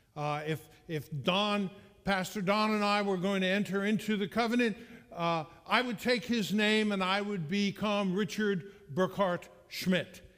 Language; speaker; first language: English; native; English